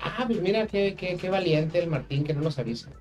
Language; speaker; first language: Spanish; native; Spanish